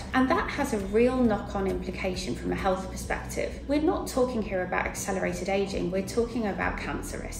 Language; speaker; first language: English; native; English